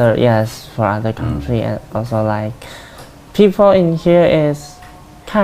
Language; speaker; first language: English; non-native, learner; Chinese